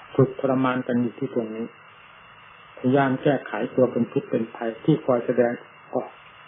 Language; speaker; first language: Thai; native; Thai